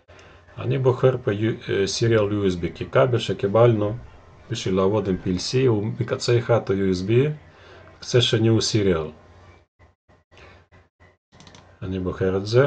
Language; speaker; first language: Hebrew; non-native, fluent; Russian